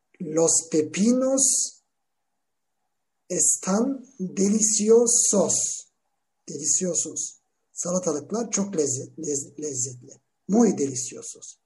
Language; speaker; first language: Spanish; non-native, learner; Turkish